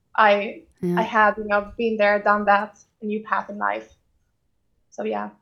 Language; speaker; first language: English; non-native, fluent; Swedish